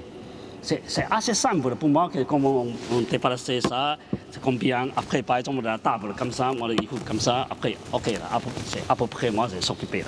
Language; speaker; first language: French; non-native, learner; Chinese